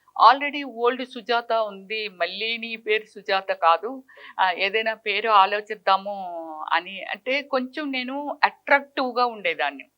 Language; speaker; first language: Telugu; native; Telugu